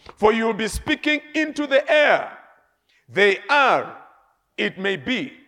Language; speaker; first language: English; non-native, local second language; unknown